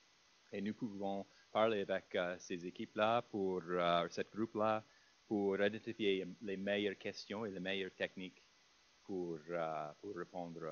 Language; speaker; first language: French; non-native, fluent; English